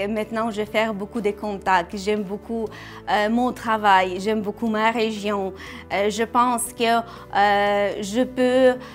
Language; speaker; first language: French; non-native, learner; Ukrainian